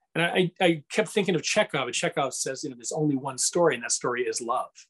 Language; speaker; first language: English; native; English